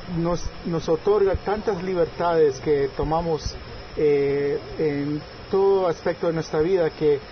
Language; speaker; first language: Spanish; native; Spanish